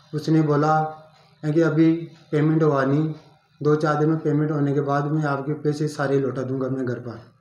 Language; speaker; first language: Hindi; native; Hindi